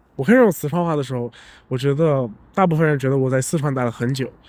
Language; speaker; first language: Chinese; non-native, fluent; English